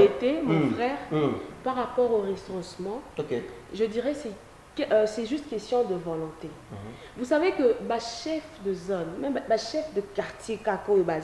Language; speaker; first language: French; non-native, local second language; Lingala